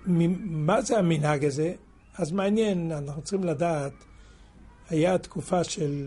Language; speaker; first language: Hebrew; non-native, fluent; French